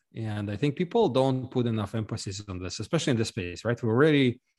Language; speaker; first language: English; non-native, fluent; Russian